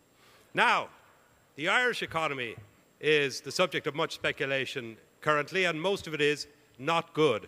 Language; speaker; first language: English; native; English